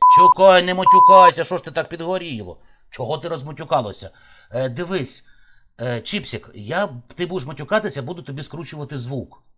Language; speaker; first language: Ukrainian; native; Ukrainian